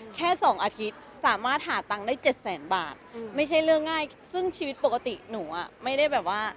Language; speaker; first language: Thai; early bilingual, other home language; Vietnamese